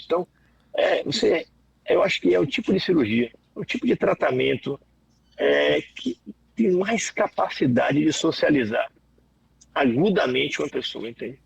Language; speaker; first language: Portuguese; native; Portuguese